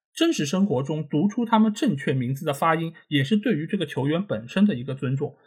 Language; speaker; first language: Chinese; non-native, local second language; Wu Chinese